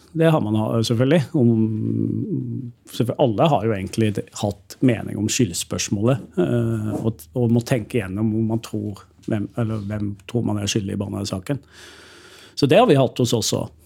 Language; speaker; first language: Norwegian; native; Norwegian